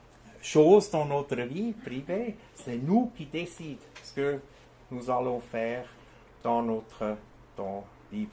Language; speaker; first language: French; non-native, fluent; German